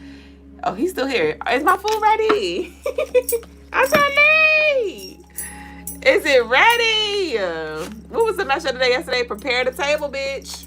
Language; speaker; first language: English; native; English